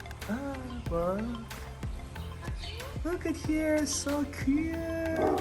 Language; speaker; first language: English; non-native, learner; Kazakh